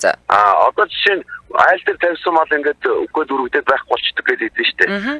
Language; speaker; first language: Mongolian; native; Mongolian